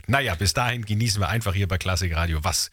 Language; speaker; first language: German; native; German